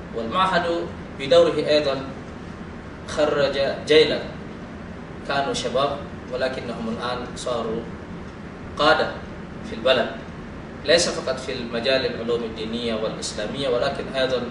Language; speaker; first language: Arabic; non-native, fluent; Indonesian